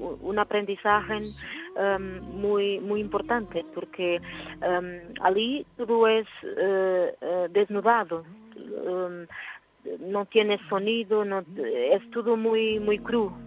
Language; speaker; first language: Spanish; non-native, learner; Portuguese